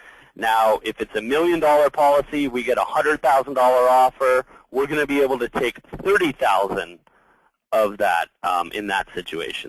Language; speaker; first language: English; native; English